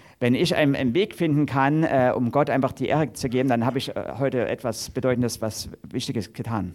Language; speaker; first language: German; native; German